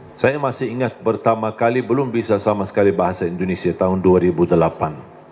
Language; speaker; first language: Indonesian; non-native, fluent; Arabic